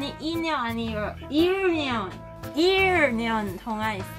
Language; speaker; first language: Korean; non-native, learner; Cantonese